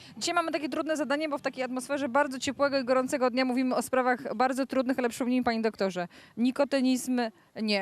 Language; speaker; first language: Polish; native; Polish